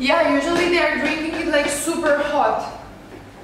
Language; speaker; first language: English; non-native, fluent; Romanian